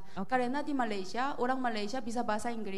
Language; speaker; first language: Indonesian; non-native, learner; Korean